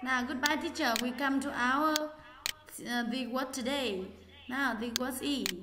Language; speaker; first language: English; non-native, learner; Vietnamese